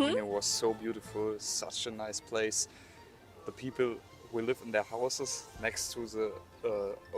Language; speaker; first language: English; non-native, learner; German